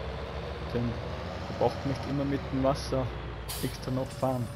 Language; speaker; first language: German; native; German